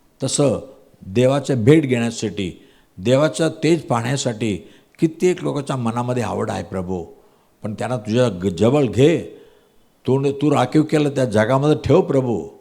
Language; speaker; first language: Marathi; non-native, local second language; Tamil